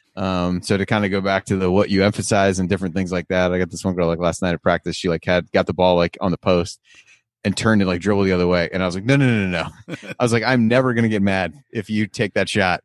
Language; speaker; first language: English; native; English